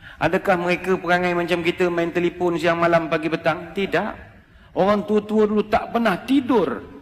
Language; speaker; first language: Malay; native; Malay